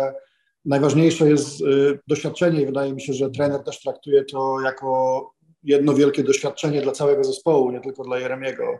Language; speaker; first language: Polish; native; Polish